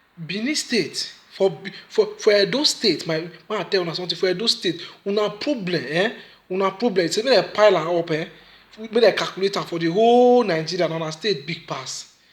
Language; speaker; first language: Nigerian Pidgin; native; Nigerian Pidgin